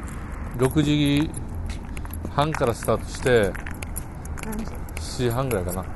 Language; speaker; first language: Japanese; native; Japanese